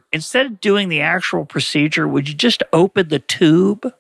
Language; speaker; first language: English; native; English